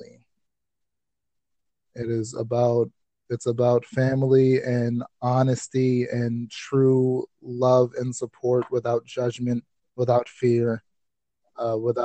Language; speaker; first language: English; native; English